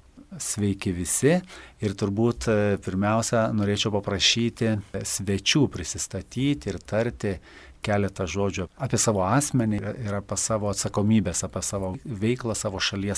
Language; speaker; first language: Lithuanian; native; Lithuanian